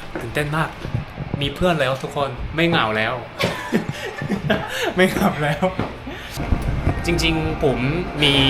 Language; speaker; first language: Thai; non-native, fluent; Korean